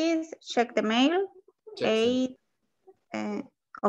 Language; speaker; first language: English; non-native, learner; Spanish